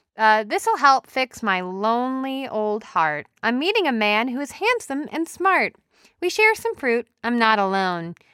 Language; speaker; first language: English; native; English